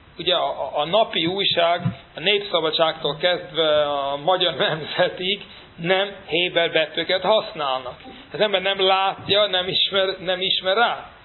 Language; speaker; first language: Hungarian; non-native, fluent; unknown